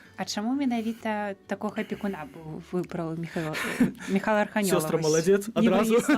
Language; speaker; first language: Belarusian; native; Belarusian